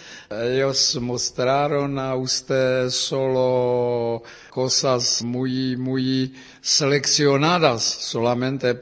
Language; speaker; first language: Spanish; non-native, learner; Czech